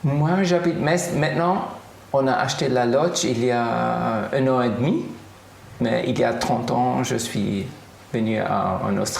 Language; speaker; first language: French; non-native, fluent; German